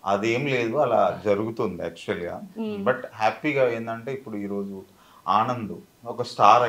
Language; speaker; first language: Telugu; native; Telugu